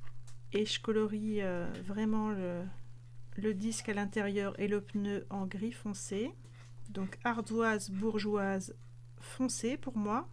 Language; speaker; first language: French; native; French